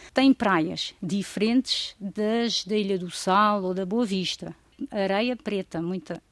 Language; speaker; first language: Portuguese; non-native, local second language; Kabuverdianu